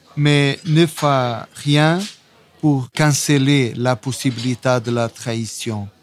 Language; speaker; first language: French; non-native, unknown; Portuguese